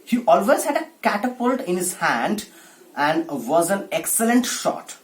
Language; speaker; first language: English; non-native, local second language; Bangla